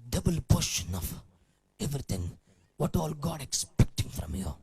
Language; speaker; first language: English; non-native, local second language; Telugu